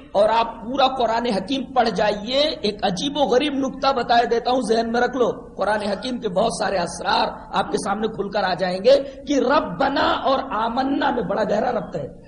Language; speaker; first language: Urdu; native; Urdu